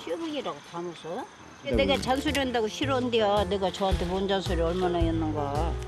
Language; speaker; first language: Korean; native; Korean